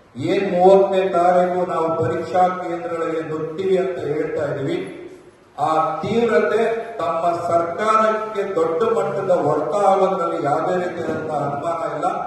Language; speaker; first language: Kannada; native; Kannada